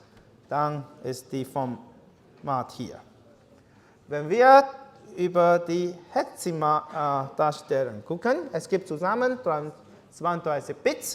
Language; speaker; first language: German; non-native, learner; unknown